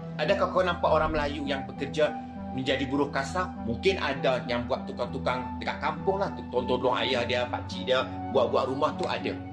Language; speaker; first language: Malay; native; Malay